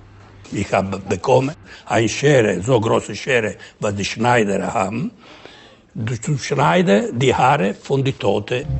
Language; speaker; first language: German; non-native, fluent; Ladino